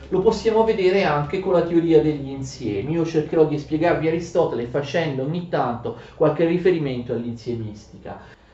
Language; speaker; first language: Italian; native; Italian